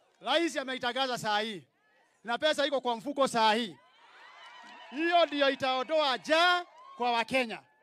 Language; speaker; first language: Swahili; non-native, local second language; Kikuyu